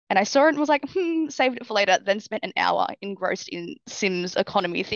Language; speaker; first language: English; native; English